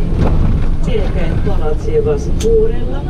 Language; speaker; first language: Finnish; non-native, fluent; Russian